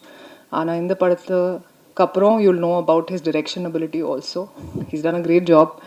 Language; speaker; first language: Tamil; non-native, learner; Hindi